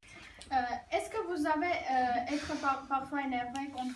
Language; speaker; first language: French; non-native, learner; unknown